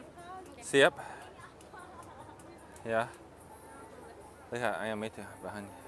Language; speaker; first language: Indonesian; non-native, fluent; English